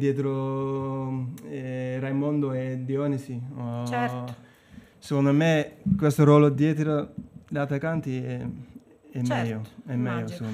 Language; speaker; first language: Italian; non-native, fluent; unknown